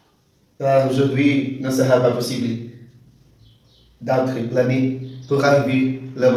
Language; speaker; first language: French; non-native, learner; Portuguese